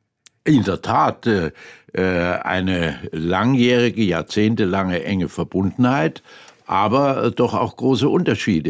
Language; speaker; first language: German; native; German